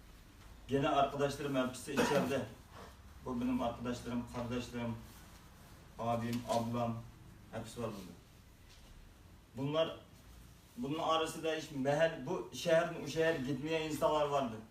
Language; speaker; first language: Turkish; non-native, learner; Uyghur